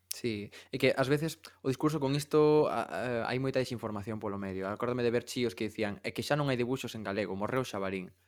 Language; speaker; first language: Galician; native; Galician